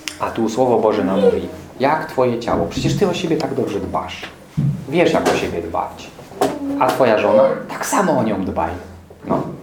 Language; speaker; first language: Polish; non-native, fluent; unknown